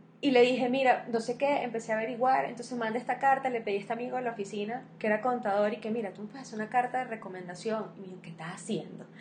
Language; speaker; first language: Spanish; native; Spanish